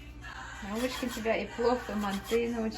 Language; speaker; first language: Russian; early bilingual, heritage; English